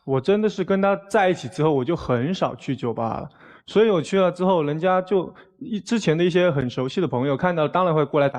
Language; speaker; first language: Chinese; native; Chinese